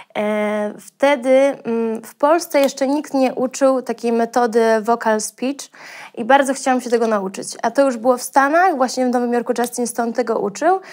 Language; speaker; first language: Polish; native; Polish